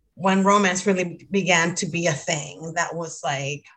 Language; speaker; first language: English; non-native, fluent; Spanish